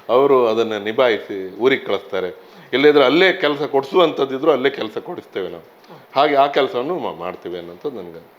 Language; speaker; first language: Kannada; native; Kannada